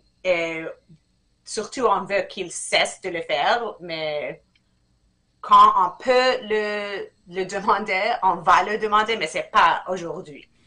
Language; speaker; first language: French; non-native, fluent; English